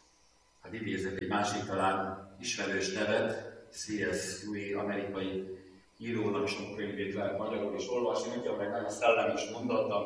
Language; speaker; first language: Hungarian; native; Hungarian